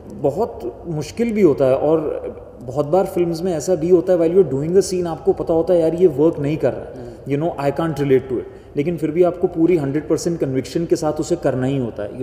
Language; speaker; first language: Hindi; native; Hindi